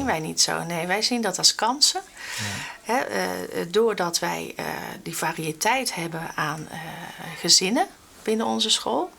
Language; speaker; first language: Dutch; native; Dutch